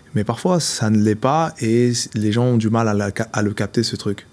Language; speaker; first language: French; native; French